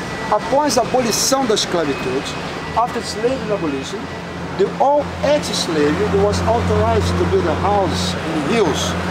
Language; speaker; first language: English; non-native, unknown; Portuguese